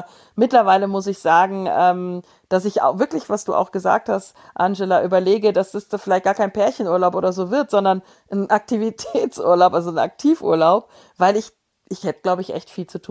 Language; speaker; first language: German; native; German